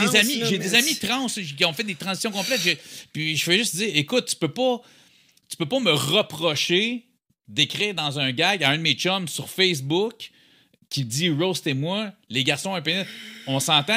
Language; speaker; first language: French; native; French